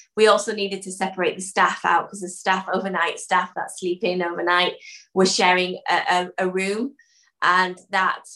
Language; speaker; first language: English; early bilingual, other home language; Dutch